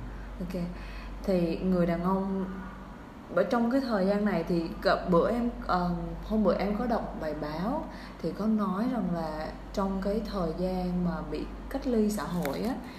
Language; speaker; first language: Vietnamese; native; Vietnamese